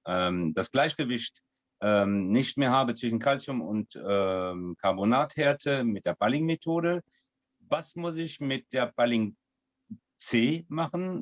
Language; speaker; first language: German; non-native, fluent; French